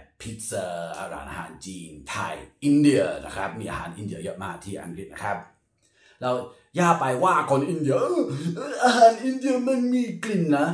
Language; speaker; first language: Thai; non-native, fluent; English